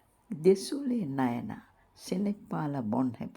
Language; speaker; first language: French; non-native, learner; Sinhala